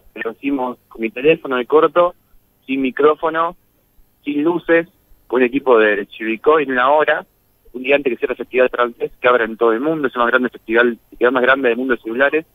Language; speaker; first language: Spanish; native; Spanish